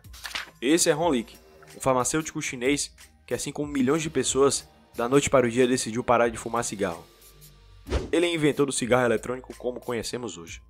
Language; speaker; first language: Portuguese; native; Portuguese